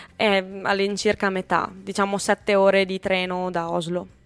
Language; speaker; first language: Italian; native; Italian